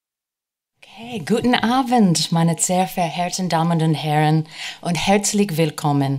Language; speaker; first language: German; non-native, fluent; English